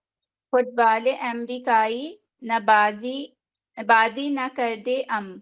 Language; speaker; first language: Persian; non-native, learner; Urdu